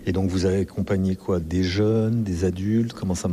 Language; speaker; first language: French; native; French